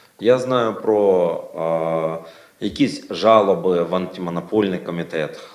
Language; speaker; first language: Ukrainian; native; Ukrainian